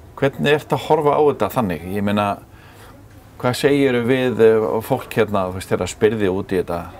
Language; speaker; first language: Icelandic; native; Icelandic